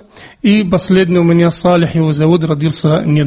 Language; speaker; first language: Russian; non-native, fluent; Arabic